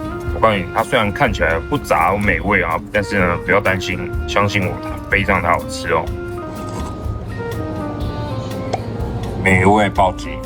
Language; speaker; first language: Chinese; native; Chinese